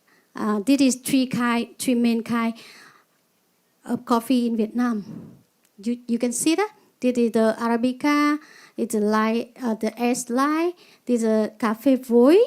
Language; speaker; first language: English; non-native, learner; Vietnamese